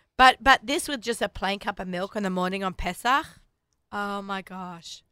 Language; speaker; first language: English; native; English